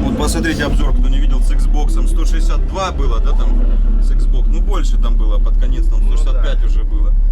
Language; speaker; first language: Russian; native; Russian